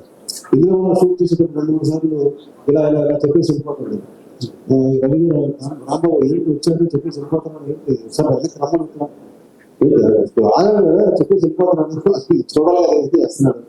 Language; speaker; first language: Telugu; native; Telugu